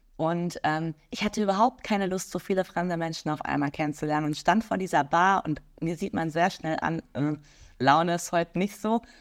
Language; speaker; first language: German; native; German